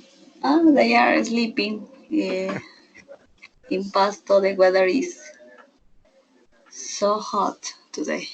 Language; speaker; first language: English; non-native, learner; Spanish